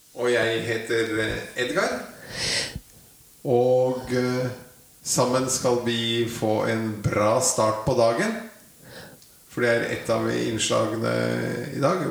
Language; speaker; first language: Norwegian; native; Norwegian